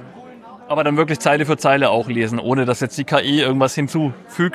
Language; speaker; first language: German; native; German